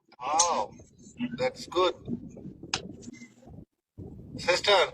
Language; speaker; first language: English; non-native, learner; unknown